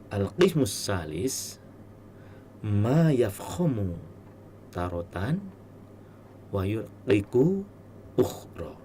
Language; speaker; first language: Arabic; non-native, fluent; Indonesian